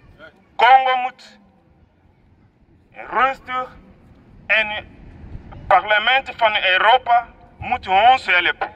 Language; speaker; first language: Dutch; non-native, learner; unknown